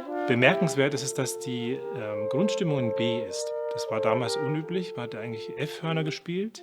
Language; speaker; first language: German; native; German